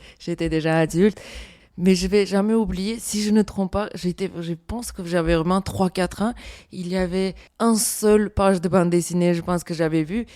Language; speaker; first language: French; non-native, fluent; Armenian